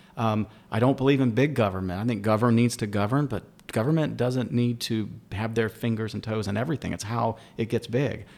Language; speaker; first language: English; native; English